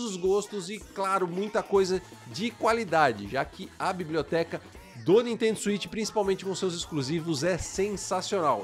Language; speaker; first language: Portuguese; native; Portuguese